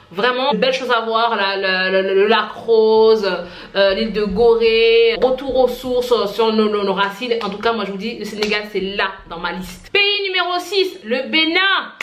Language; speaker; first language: French; non-native, local second language; Haitian Creole